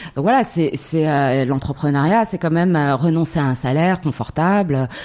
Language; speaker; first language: French; non-native, local second language; Arabic